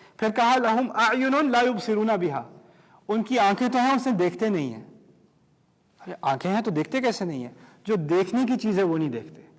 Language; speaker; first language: Urdu; early bilingual, heritage; Urdu